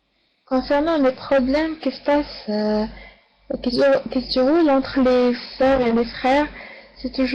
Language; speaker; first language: French; non-native, learner; Arabic